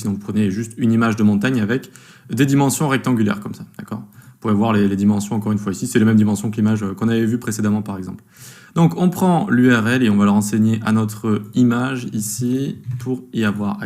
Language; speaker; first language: French; native; French